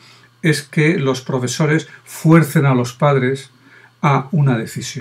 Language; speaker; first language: Spanish; native; Spanish